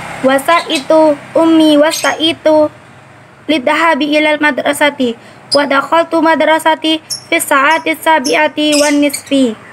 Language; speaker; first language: Arabic; non-native, learner; Indonesian